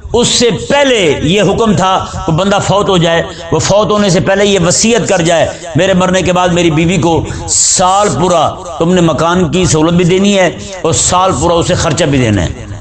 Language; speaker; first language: Urdu; native; Urdu